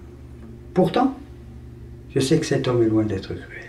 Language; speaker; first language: French; native; French